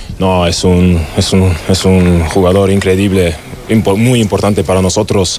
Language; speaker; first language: Spanish; non-native, learner; German